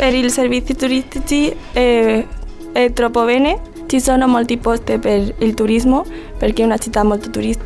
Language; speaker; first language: Italian; non-native, learner; Spanish